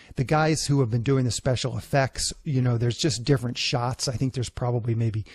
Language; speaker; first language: English; native; English